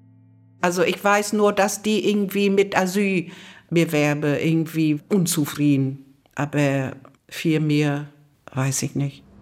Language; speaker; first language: German; non-native, learner; Vietnamese